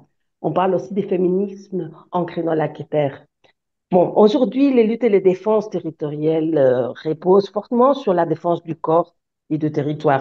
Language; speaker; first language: French; non-native, fluent; Spanish